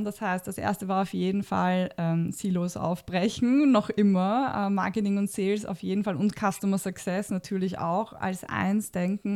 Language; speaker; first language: German; native; German